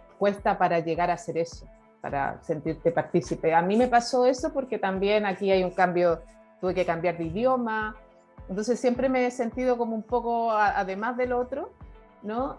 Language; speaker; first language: Spanish; native; Spanish